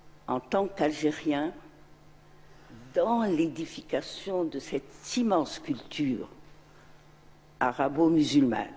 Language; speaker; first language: French; non-native, local second language; Arabic